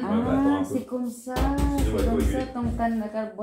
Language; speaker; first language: French; non-native, learner; Filipino